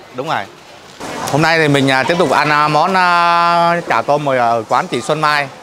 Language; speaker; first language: Vietnamese; native; Vietnamese